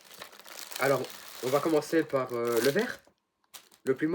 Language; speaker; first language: French; native; French